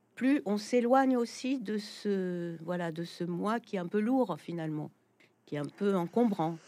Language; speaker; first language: French; native; French